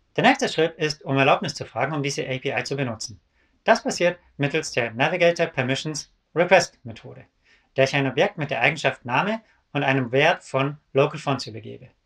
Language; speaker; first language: German; native; German